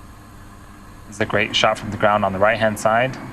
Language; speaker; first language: English; native; English